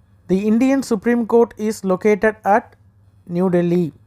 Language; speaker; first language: English; non-native, local second language; Tamil